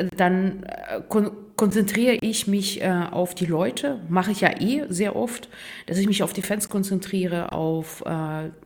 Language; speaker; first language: German; non-native, fluent; Russian